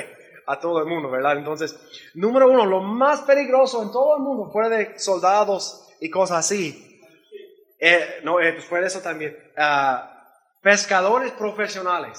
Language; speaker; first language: Spanish; non-native, learner; English